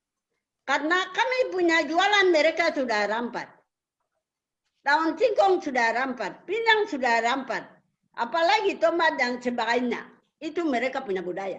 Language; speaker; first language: Indonesian; non-native, local second language; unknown